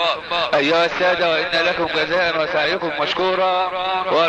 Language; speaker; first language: Arabic; native; Arabic